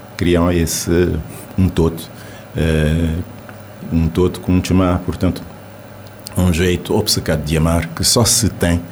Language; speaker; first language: Portuguese; non-native, local second language; Kabuverdianu